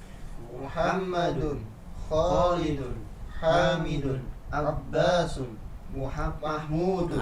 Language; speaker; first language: Arabic; non-native, learner; Indonesian